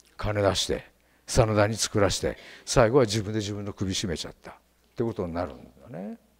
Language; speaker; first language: Japanese; native; Japanese